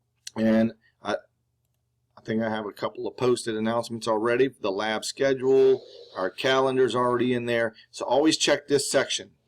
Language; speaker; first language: English; native; English